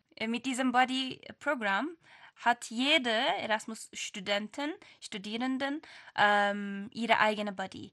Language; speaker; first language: German; non-native, fluent; Turkish